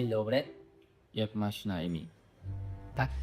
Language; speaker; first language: Polish; non-native, learner; Japanese